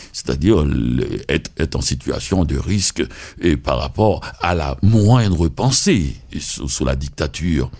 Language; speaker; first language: French; non-native, local second language; Haitian Creole